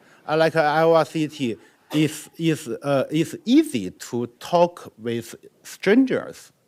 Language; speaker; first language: English; non-native, learner; Chinese